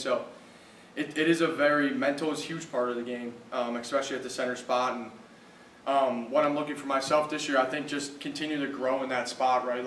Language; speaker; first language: English; native; English